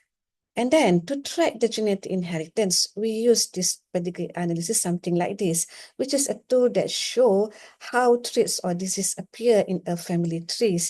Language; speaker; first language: English; non-native, local second language; Malay